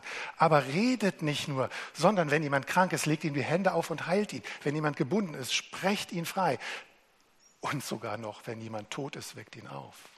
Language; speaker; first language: German; native; German